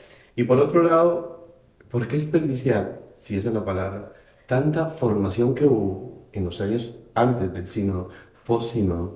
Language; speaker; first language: Spanish; native; Spanish